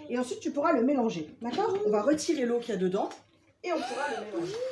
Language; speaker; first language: French; native; French